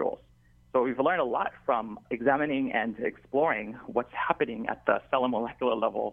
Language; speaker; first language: English; native; English